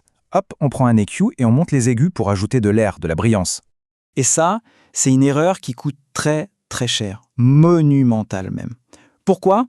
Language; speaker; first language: French; native; French